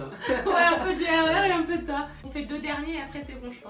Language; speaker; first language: French; native; French